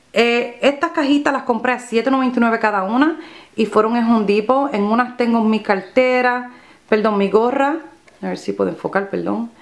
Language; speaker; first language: Spanish; early bilingual, other home language; English